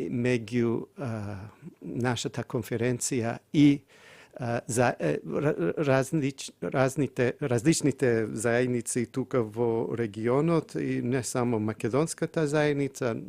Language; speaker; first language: Macedonian; non-native, fluent; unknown